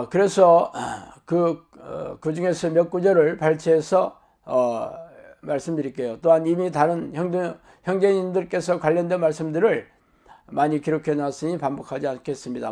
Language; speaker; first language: Korean; native; Korean